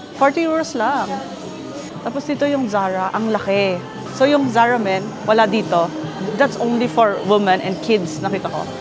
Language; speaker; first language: Filipino; native; Filipino